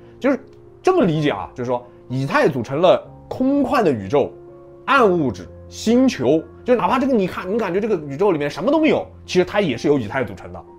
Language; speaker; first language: Chinese; native; Chinese